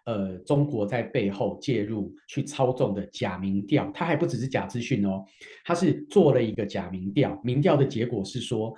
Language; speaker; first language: Chinese; native; Chinese